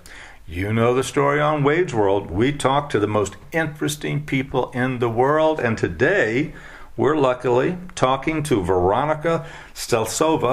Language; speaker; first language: English; native; English